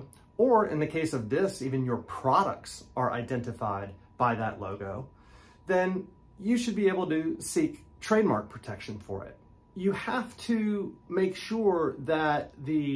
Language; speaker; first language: English; native; English